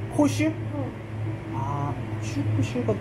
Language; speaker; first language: Japanese; non-native, learner; Korean